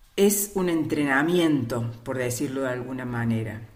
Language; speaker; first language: Spanish; native; Spanish